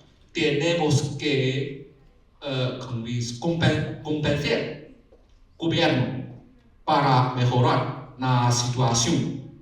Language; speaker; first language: Spanish; non-native, learner; Chinese